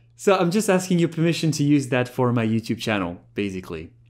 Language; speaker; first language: English; non-native, fluent; French